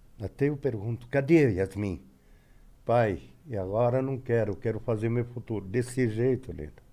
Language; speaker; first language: Portuguese; non-native, fluent; Arabic